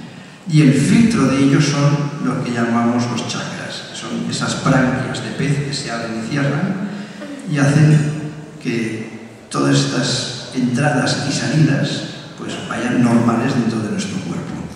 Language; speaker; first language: Spanish; native; Spanish